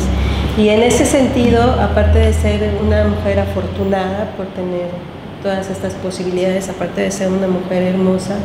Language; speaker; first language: Spanish; native; Spanish